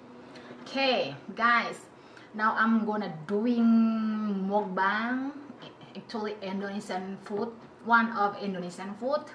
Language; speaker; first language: English; non-native, learner; Indonesian